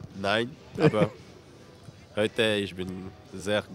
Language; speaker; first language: German; non-native, learner; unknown